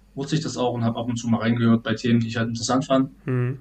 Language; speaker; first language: German; native; German